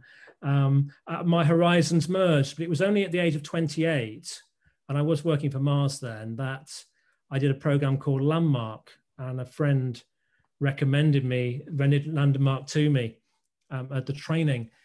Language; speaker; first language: English; native; English